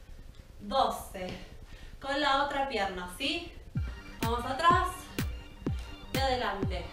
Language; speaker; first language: Spanish; native; Spanish